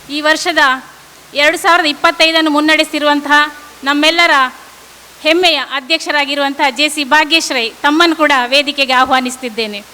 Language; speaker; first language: Kannada; native; Kannada